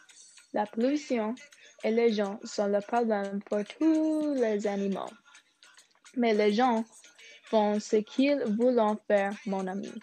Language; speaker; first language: French; non-native, learner; English